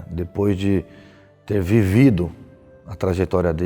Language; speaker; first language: Portuguese; native; Portuguese